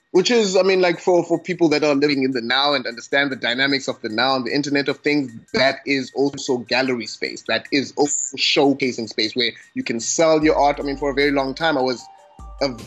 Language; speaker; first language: English; non-native, local second language; Xhosa